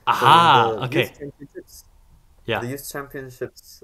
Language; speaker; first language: English; non-native, fluent; Macedonian